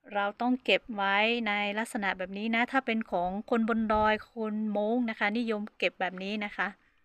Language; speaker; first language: Thai; non-native, local second language; Hmong